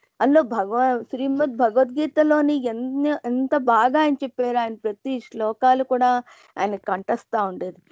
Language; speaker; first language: Telugu; non-native, local second language; Hindi